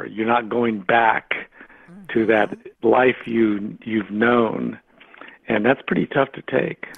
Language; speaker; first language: English; native; English